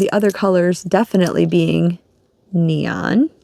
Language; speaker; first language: English; native; English